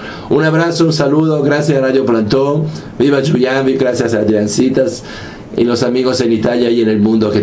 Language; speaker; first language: Spanish; non-native, fluent; Italian